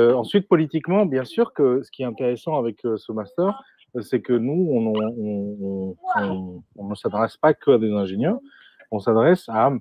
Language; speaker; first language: French; non-native, fluent; Spanish